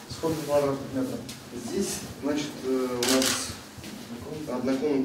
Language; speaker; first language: Russian; native; Russian